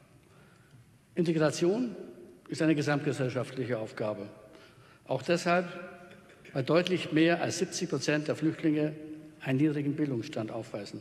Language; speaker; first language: German; native; German